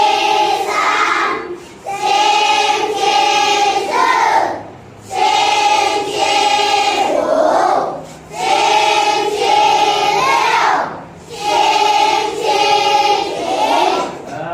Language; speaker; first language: Chinese; non-native, learner; Lao